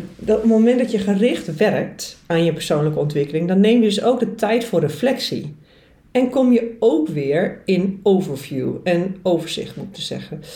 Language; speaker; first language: Dutch; native; Dutch